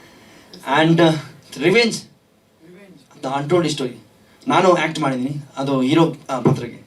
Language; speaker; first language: Kannada; non-native, learner; Hindi